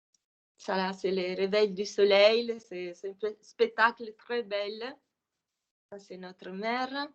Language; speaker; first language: French; non-native, fluent; Italian